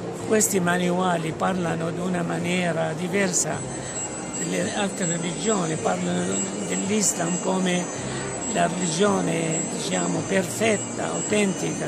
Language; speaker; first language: Italian; non-native, fluent; Arabic